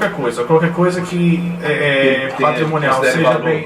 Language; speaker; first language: Portuguese; native; Portuguese